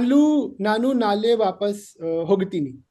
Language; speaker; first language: Kannada; non-native, learner; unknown